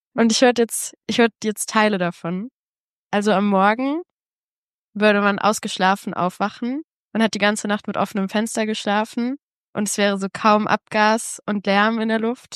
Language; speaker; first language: German; native; German